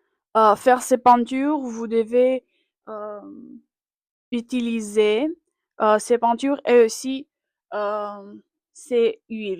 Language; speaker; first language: French; non-native, learner; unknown